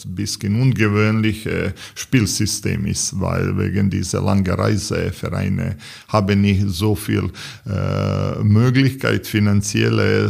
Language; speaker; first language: German; non-native, learner; Serbian